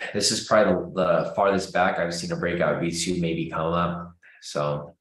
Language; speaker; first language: English; native; English